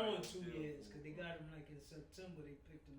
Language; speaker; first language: English; native; English